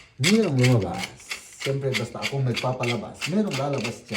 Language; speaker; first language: Filipino; native; Filipino